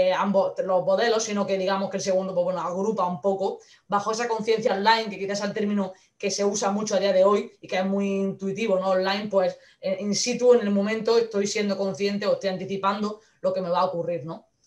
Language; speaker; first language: Spanish; native; Spanish